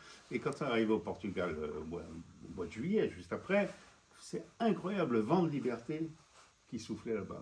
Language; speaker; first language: French; native; French